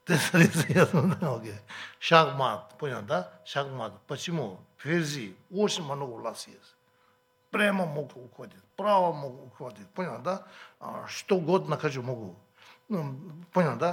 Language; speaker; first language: Russian; non-native, learner; Tibetan